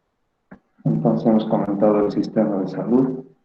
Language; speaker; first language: Spanish; native; Spanish